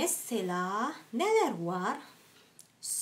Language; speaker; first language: Turkish; non-native, fluent; Indonesian